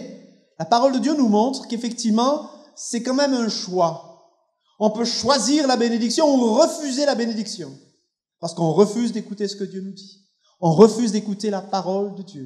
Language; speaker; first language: French; native; French